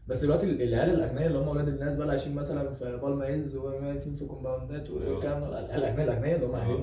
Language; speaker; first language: Arabic; native; Arabic